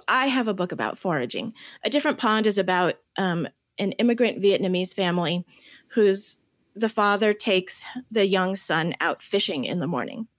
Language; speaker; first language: English; early bilingual, other home language; Chinese